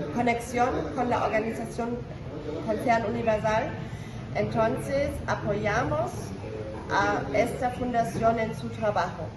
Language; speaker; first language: Spanish; non-native, fluent; German